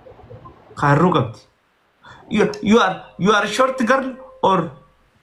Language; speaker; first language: English; non-native, learner; Oromo